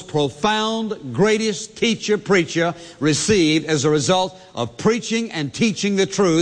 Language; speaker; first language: English; native; English